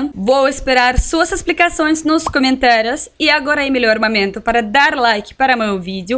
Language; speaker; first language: Portuguese; non-native, learner; Russian